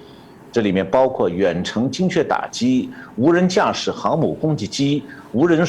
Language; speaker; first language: Chinese; native; Chinese